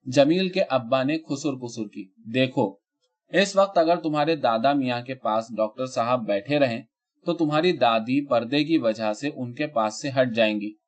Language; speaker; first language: Urdu; native; Urdu